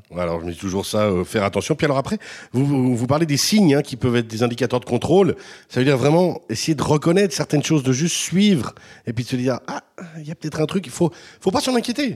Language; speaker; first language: French; native; French